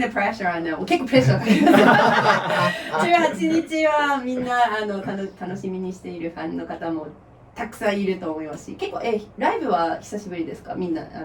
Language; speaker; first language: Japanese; non-native, fluent; English